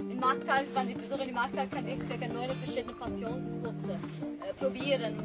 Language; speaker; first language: German; non-native, learner; Portuguese